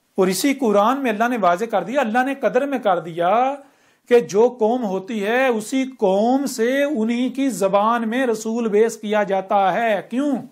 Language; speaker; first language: Urdu; native; Urdu